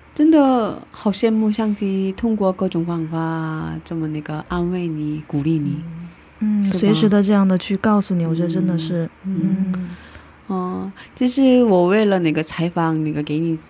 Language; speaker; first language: Chinese; non-native, fluent; Korean